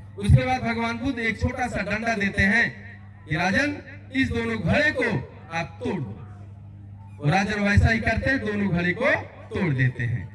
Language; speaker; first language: Hindi; native; Hindi